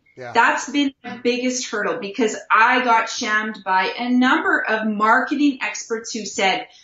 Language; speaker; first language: English; native; English